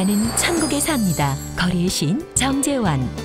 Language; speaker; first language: Korean; native; Korean